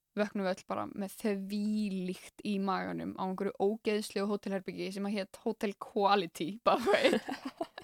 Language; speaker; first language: Icelandic; native; Icelandic